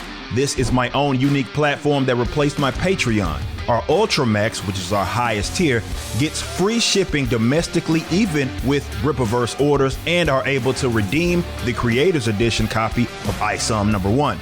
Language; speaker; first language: English; native; English